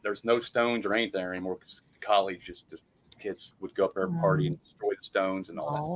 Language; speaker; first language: English; native; English